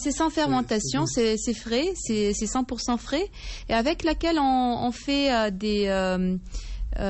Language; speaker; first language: French; non-native, fluent; Arabic